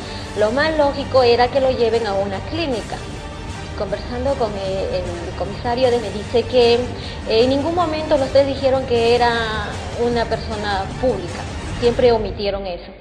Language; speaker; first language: Spanish; native; Spanish